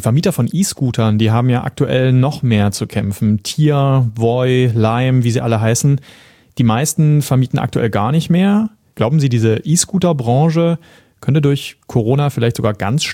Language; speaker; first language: German; native; German